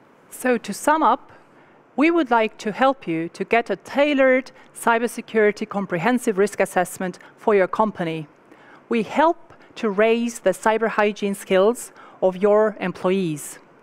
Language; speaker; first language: English; non-native, fluent; Estonian